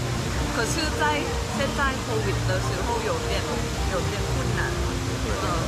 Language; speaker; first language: Chinese; non-native, fluent; Thai